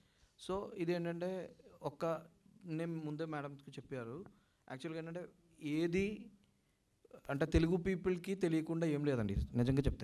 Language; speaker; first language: Telugu; non-native, learner; Malayalam